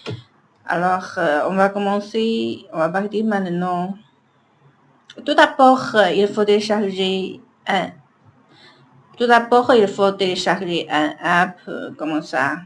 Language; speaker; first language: French; non-native, learner; Chinese